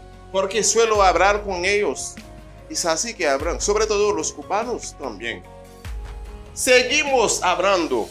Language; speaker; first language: Spanish; non-native, fluent; Haitian Creole